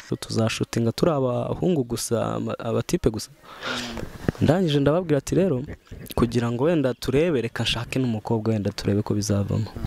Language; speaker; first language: Kinyarwanda; early bilingual, heritage; Kinyarwanda